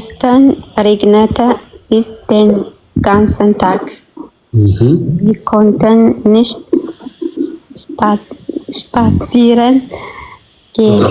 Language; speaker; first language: German; non-native, learner; Amharic